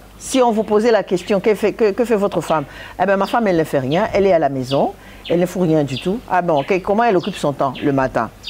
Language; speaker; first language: French; non-native, local second language; Lingala